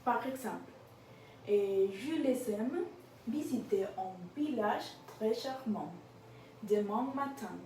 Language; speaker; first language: French; non-native, learner; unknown